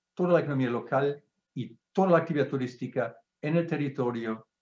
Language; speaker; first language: Spanish; non-native, fluent; German